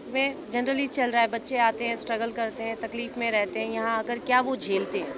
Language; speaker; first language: Hindi; native; Hindi